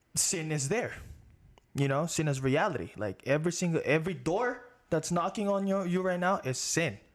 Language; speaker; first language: English; non-native, local second language; Filipino